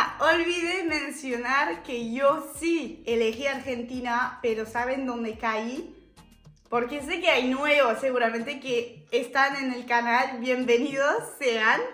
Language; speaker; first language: Spanish; non-native, fluent; French